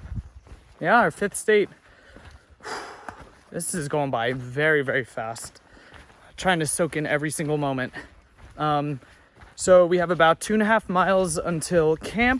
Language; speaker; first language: English; native; English